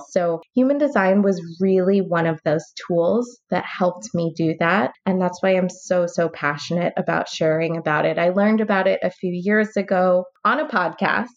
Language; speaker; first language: English; native; English